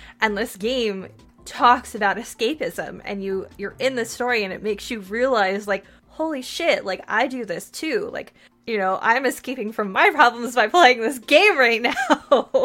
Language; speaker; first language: English; native; English